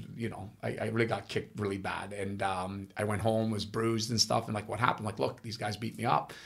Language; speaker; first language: English; non-native, fluent; Italian